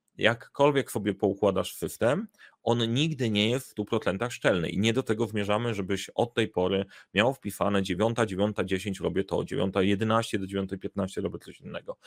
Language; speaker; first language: Polish; native; Polish